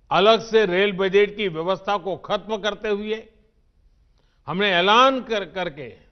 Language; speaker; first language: Hindi; native; Hindi